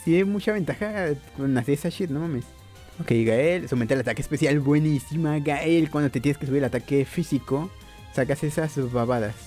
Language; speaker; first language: Spanish; native; Spanish